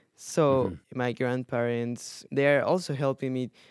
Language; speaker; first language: English; non-native, fluent; Spanish